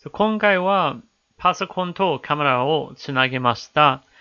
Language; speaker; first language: Japanese; non-native, learner; English